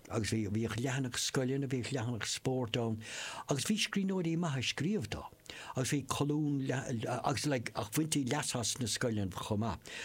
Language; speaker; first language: Irish; non-native, local second language; English